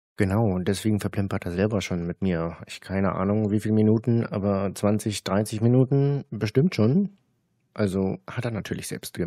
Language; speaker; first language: German; native; German